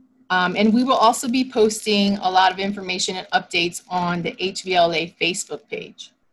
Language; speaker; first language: English; native; English